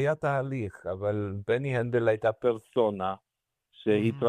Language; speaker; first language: Hebrew; non-native, fluent; Romanian